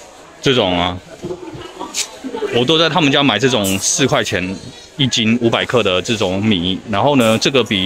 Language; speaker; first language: Chinese; native; Chinese